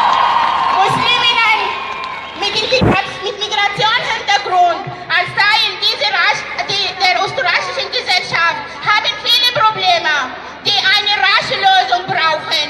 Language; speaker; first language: German; non-native, fluent; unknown